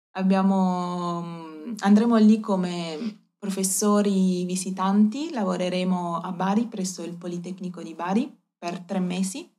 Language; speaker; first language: Italian; native; Italian